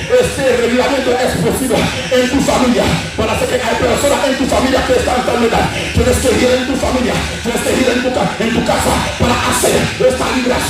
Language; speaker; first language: Spanish; non-native, learner; Haitian Creole